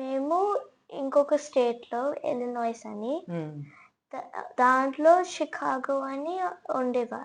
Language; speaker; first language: Telugu; early bilingual, heritage; Telugu